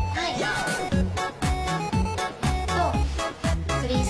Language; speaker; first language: Japanese; native; Japanese